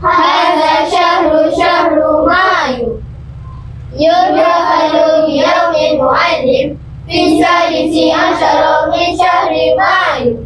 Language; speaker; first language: Arabic; non-native, learner; Malay